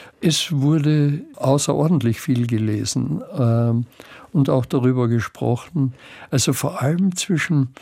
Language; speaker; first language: German; native; German